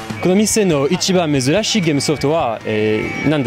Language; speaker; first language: Japanese; non-native, learner; French